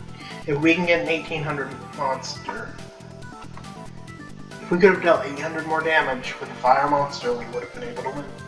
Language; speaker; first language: English; native; English